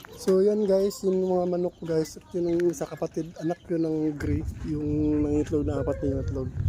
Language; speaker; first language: Filipino; non-native, local second language; Cebuano